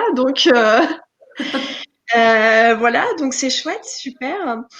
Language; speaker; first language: French; native; French